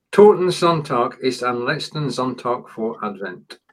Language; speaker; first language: German; non-native, learner; English